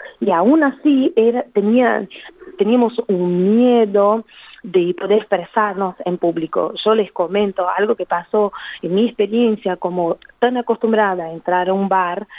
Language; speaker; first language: Spanish; non-native, fluent; Portuguese